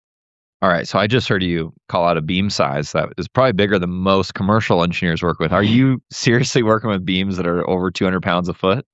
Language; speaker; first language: English; native; English